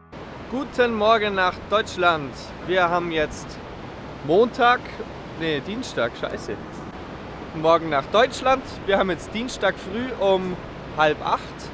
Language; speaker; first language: German; native; German